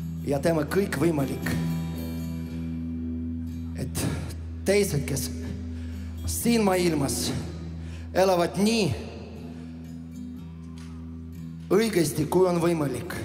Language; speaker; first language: Estonian; non-native, fluent; Ukrainian